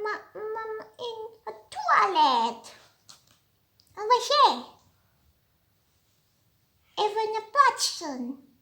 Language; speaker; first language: Dutch; non-native, learner; Indonesian